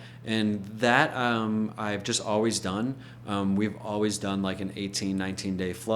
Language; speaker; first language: English; native; English